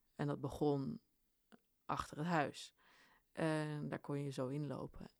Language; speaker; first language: Dutch; early bilingual, other home language; Swedish